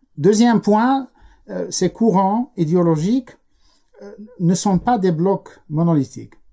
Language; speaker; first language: French; non-native, local second language; Arabic